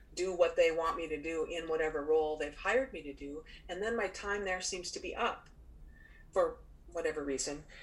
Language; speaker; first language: English; native; English